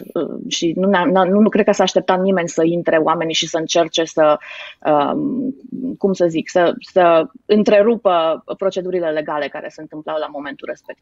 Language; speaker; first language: Romanian; native; Romanian